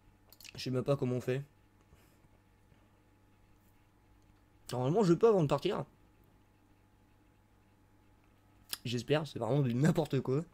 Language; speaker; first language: French; native; French